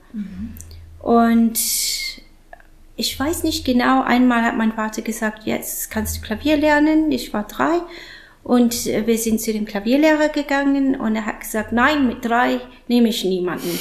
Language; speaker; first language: German; non-native, fluent; English